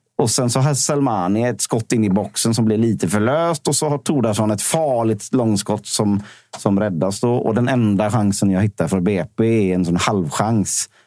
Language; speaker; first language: Swedish; native; Swedish